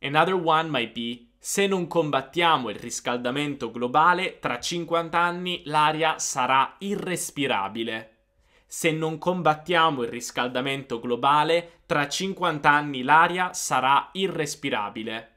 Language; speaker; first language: Italian; native; Italian